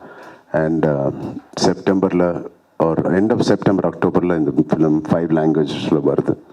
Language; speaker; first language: Tamil; non-native, local second language; Telugu